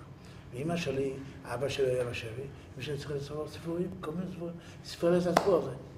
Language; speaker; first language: Hebrew; early bilingual, other home language; Yiddish